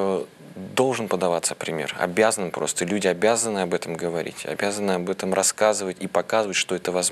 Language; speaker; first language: Russian; native; Russian